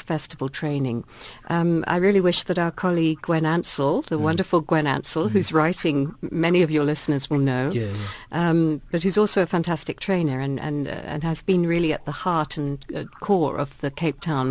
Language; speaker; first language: English; native; English